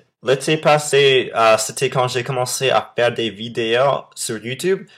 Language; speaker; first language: French; non-native, fluent; English